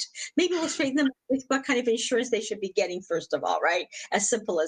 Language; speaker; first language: English; native; English